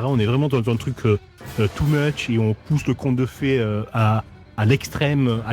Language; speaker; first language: French; native; French